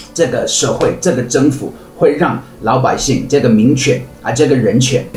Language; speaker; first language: Chinese; non-native, fluent; English